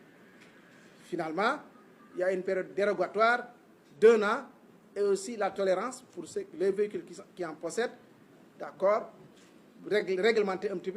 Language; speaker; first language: French; non-native, local second language; Wolof